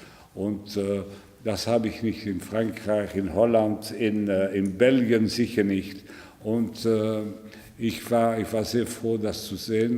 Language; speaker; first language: German; non-native, learner; French